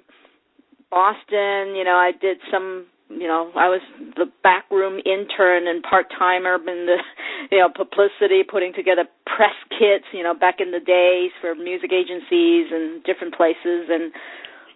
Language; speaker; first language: English; non-native, local second language; Cantonese